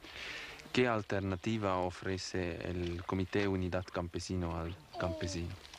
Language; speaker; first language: Spanish; non-native, fluent; German